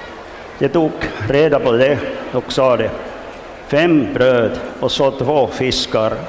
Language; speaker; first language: Swedish; non-native, local second language; Finnish